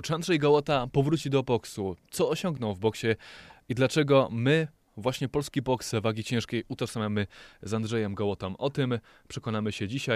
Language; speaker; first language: Polish; native; Polish